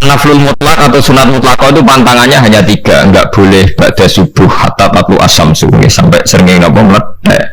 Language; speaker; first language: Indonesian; non-native, local second language; Javanese